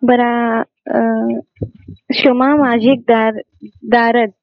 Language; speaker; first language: Persian; non-native, learner; Urdu